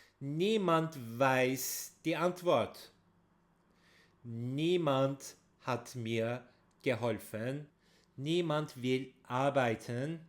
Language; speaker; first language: German; non-native, fluent; Turkish